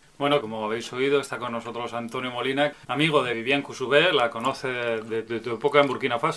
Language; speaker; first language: Spanish; native; Spanish